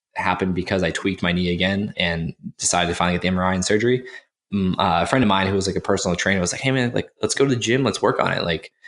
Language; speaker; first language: English; native; English